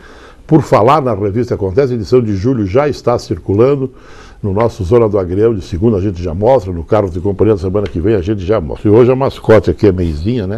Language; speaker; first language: Portuguese; native; Portuguese